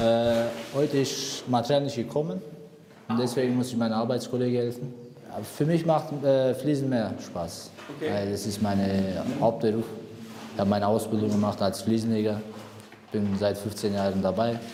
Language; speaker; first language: German; non-native, fluent; Turkish